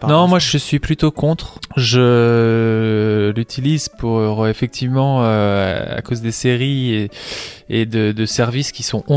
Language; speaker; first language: French; native; French